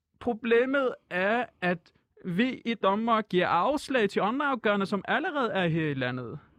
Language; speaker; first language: Danish; non-native, fluent; Persian